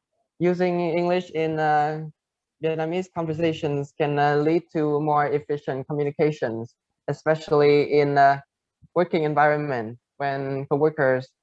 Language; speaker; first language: English; non-native, fluent; Vietnamese